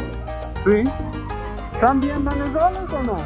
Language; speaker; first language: Spanish; non-native, learner; English